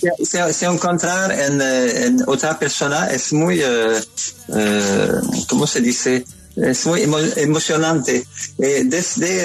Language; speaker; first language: Spanish; non-native, learner; French